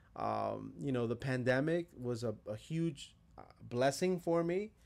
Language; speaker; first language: English; native; English